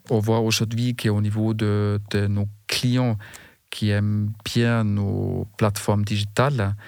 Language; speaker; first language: French; non-native, fluent; German